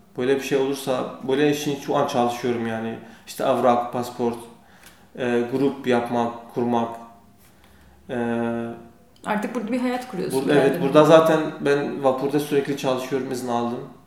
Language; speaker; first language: Turkish; non-native, learner; Kurdish